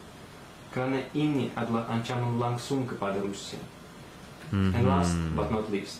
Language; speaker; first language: Malay; non-native, fluent; Russian